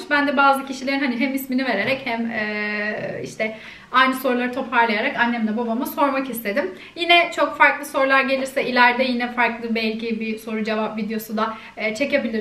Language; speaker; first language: Turkish; native; Turkish